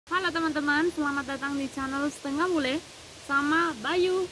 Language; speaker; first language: Indonesian; non-native, fluent; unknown